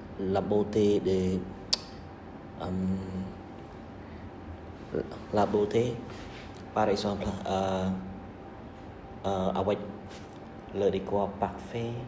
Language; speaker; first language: French; non-native, learner; Khmer